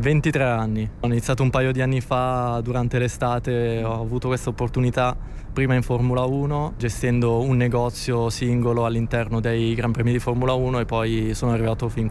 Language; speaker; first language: Italian; native; Italian